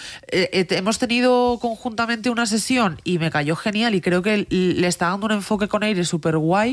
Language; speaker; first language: Spanish; native; Spanish